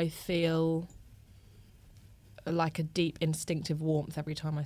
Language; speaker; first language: English; native; English